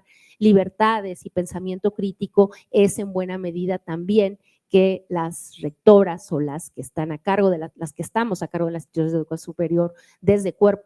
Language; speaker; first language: Spanish; native; Spanish